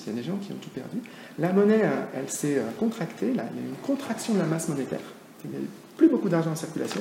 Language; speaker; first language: French; native; French